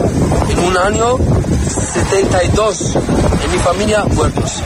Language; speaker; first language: Spanish; non-native, learner; Arabic